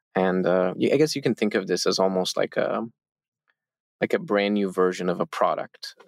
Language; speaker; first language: English; non-native, fluent; Turkish